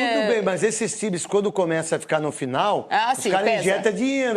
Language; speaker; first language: Portuguese; native; Portuguese